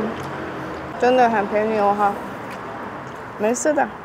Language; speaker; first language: Chinese; non-native, fluent; Indonesian